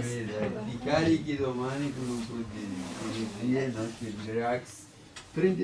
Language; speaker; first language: Italian; native; Italian